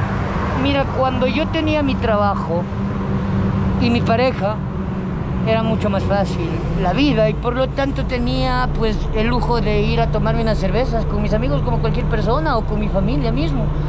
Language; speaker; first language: Spanish; native; Spanish